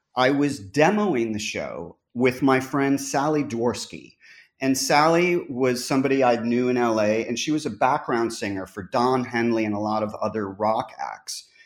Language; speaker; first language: English; native; English